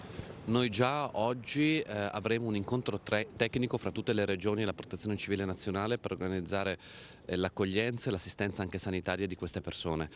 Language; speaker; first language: Italian; native; Italian